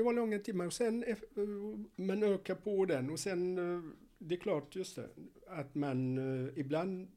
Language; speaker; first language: Swedish; non-native, fluent; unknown